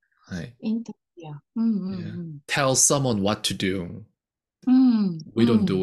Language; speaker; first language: English; non-native, fluent; Korean